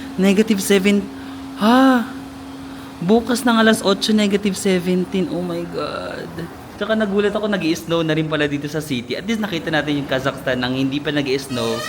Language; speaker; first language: Filipino; native; Filipino